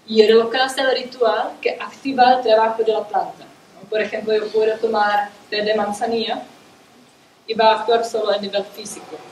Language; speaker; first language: Spanish; non-native, fluent; Czech